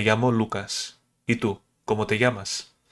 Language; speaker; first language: Spanish; early bilingual, other home language; Portuguese